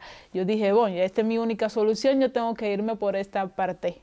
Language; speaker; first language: Spanish; non-native, local second language; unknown